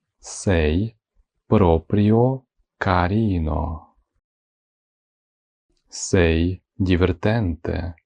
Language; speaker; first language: Italian; non-native, fluent; Ukrainian